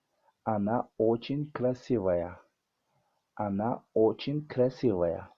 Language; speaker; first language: Russian; non-native, learner; Tajik